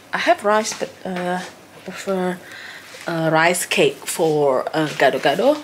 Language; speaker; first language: English; non-native, fluent; Indonesian